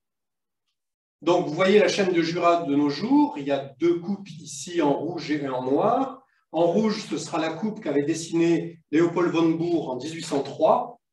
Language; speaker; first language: French; native; French